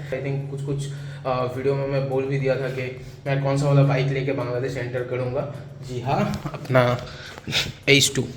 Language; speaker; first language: Hindi; non-native, local second language; Bangla